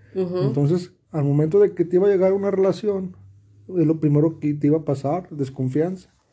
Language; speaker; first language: Spanish; native; Spanish